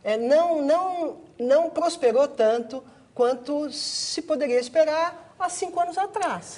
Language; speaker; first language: Portuguese; native; Portuguese